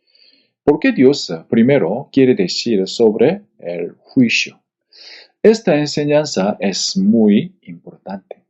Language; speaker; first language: Spanish; non-native, fluent; Korean